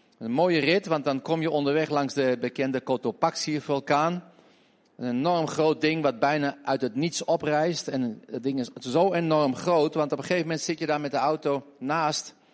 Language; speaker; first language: Dutch; native; Dutch